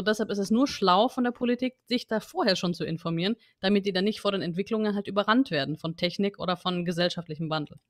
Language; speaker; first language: German; native; German